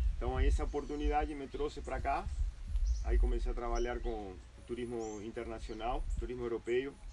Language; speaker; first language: Portuguese; non-native, fluent; Spanish